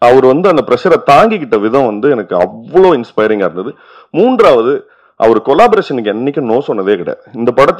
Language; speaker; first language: Tamil; native; Tamil